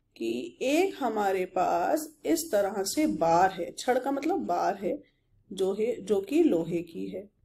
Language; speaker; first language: Hindi; native; Hindi